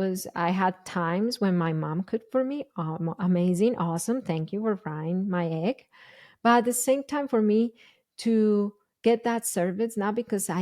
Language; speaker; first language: English; non-native, fluent; Spanish